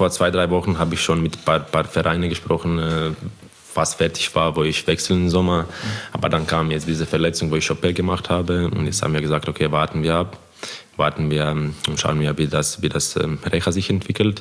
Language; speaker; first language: German; non-native, fluent; Croatian